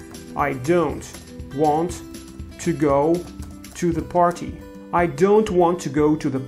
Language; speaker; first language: English; non-native, fluent; Russian